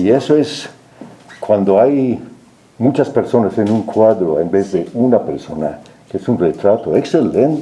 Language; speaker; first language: Spanish; non-native, fluent; English